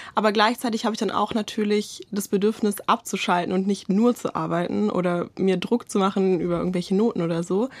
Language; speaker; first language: German; native; German